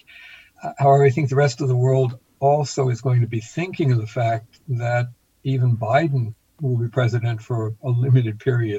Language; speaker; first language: English; native; English